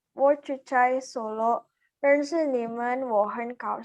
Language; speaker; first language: Chinese; non-native, learner; Indonesian